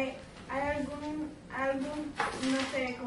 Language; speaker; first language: Spanish; non-native, learner; English